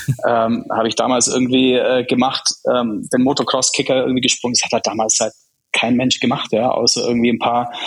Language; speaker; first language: German; early bilingual, other home language; Czech